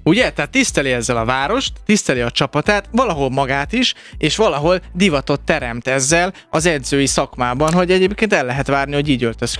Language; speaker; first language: Hungarian; native; Hungarian